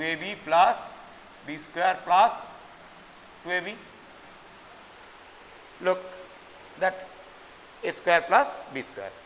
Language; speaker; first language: English; non-native, local second language; Bangla